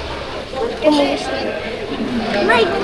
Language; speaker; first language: Filipino; non-native, local second language; Waray